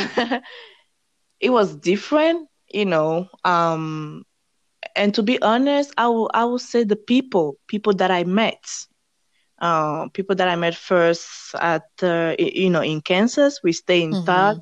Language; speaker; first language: English; non-native, fluent; French